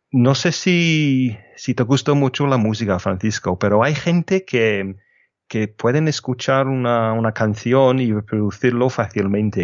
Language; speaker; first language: Spanish; non-native, fluent; English